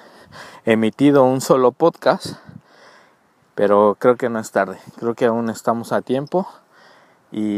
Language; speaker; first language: Spanish; native; Spanish